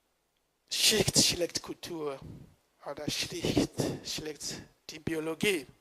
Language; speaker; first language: German; non-native, fluent; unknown